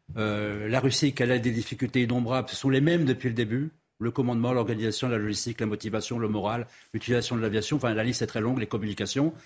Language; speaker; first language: French; native; French